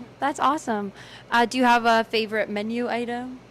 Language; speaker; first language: English; native; English